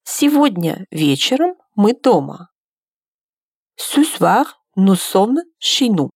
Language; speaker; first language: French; non-native, fluent; Russian